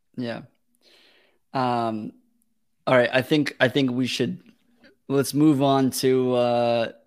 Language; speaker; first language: English; early bilingual, other home language; Russian